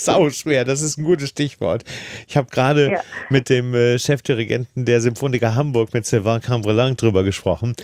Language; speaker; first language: German; native; German